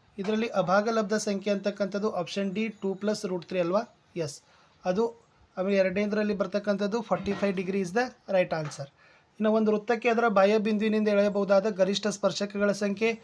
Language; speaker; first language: Kannada; native; Kannada